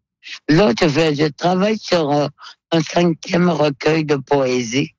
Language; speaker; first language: French; non-native, local second language; Innu-aimun